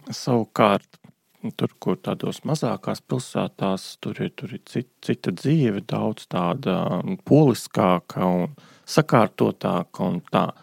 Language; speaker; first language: Latvian; native; Latvian